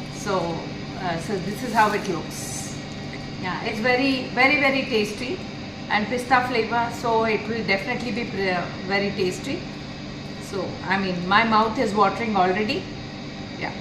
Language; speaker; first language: English; non-native, local second language; Kannada